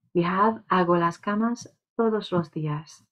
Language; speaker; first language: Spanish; non-native, fluent; English